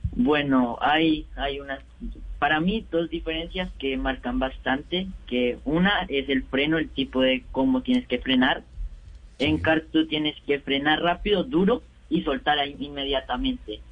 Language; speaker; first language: Spanish; native; Spanish